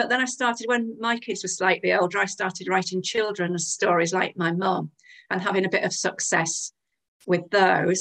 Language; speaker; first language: English; native; English